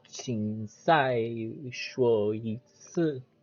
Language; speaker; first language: Chinese; non-native, learner; English